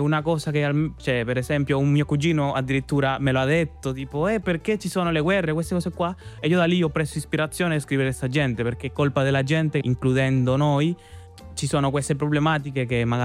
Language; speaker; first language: Italian; non-native, fluent; Spanish